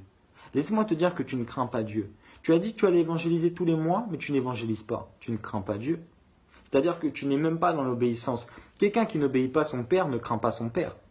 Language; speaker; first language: French; native; French